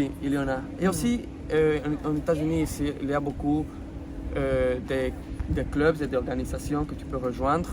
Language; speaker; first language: French; non-native, fluent; Spanish